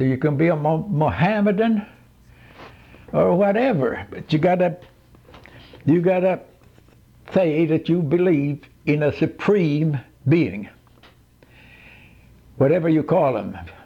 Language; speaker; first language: English; non-native, fluent; Swedish